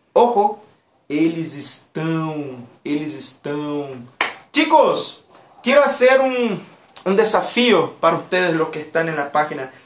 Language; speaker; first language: Spanish; non-native, fluent; Portuguese